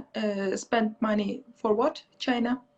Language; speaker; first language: English; non-native, learner; Russian